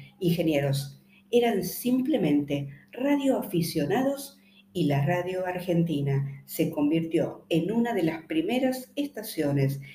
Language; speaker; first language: Spanish; native; Spanish